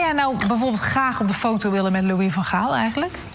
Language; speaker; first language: Dutch; native; Dutch